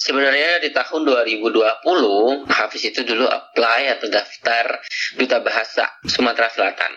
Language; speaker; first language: Indonesian; native; Indonesian